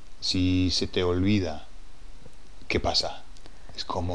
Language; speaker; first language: Spanish; non-native, fluent; English